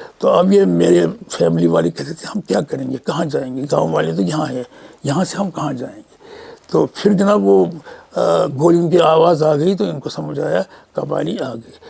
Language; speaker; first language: Urdu; non-native, local second language; Kashmiri